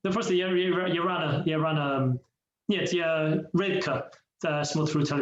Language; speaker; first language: Russian; non-native, learner; English